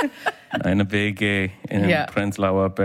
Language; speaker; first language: German; non-native, learner; English